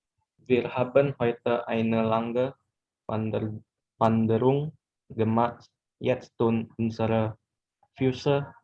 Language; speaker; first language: German; non-native, learner; Indonesian